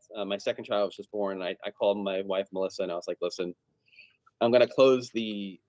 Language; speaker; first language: English; native; English